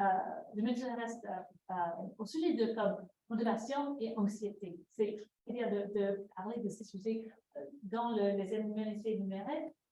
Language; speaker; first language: French; non-native, learner; English